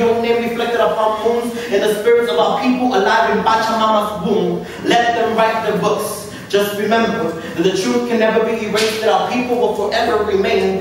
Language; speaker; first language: English; early bilingual, other home language; Spanish